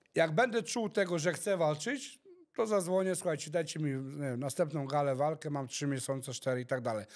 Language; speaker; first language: Polish; early bilingual, heritage; Polish